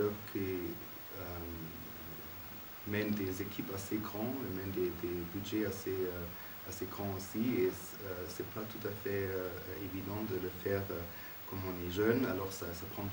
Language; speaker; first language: French; non-native, fluent; German